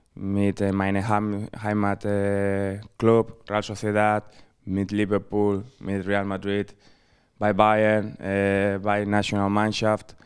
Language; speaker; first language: German; non-native, learner; Spanish